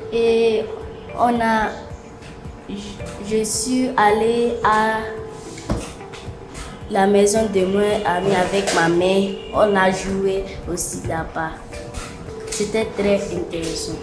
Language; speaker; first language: French; non-native, learner; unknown